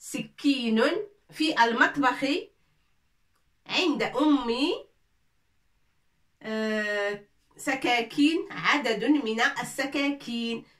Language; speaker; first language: Arabic; non-native, fluent; French